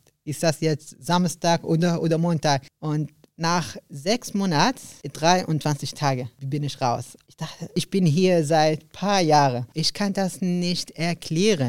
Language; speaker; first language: German; non-native, learner; Arabic